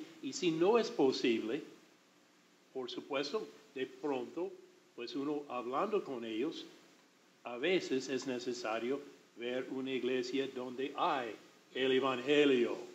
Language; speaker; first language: Spanish; non-native, fluent; English